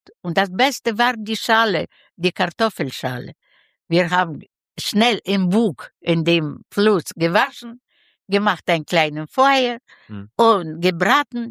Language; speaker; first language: German; non-native, learner; Russian